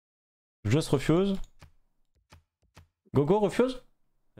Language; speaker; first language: English; non-native, learner; French